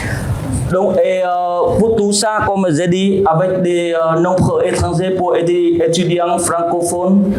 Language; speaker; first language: French; non-native, fluent; Vietnamese